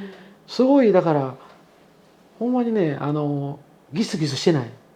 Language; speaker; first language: Japanese; native; Japanese